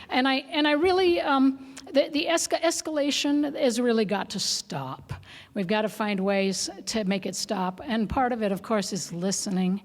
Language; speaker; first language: English; native; English